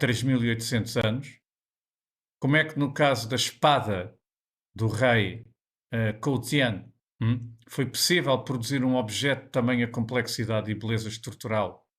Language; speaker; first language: Portuguese; native; Portuguese